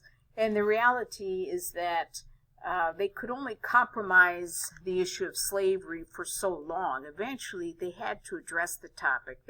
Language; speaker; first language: English; native; English